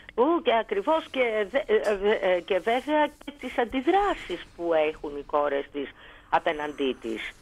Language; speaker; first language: Greek; native; Greek